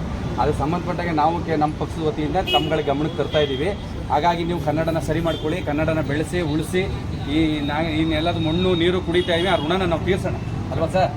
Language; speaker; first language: Kannada; native; Kannada